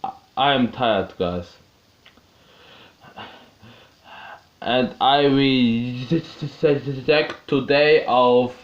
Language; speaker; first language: English; non-native, learner; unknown